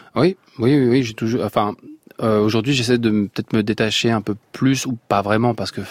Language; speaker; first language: French; non-native, local second language; Arabic